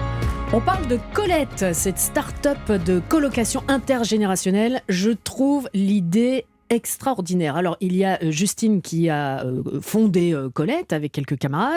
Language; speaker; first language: French; native; French